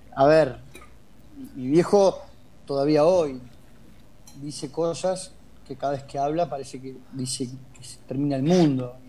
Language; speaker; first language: Spanish; native; Spanish